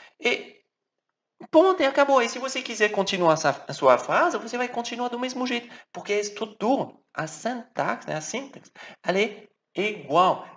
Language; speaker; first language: Portuguese; non-native, fluent; French